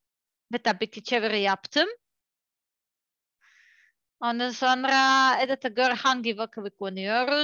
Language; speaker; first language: Turkish; non-native, learner; Serbian